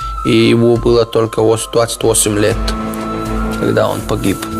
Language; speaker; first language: Russian; non-native, local second language; Chechen